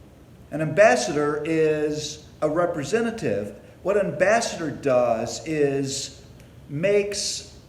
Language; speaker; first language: English; native; English